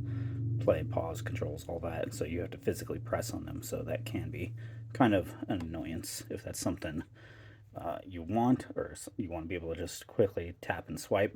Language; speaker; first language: English; native; English